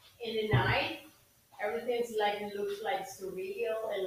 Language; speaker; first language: English; non-native, learner; Spanish